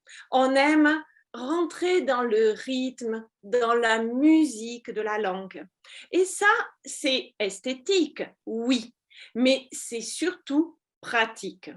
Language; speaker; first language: French; native; French